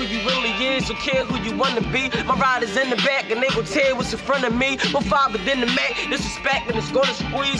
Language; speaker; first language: English; native; English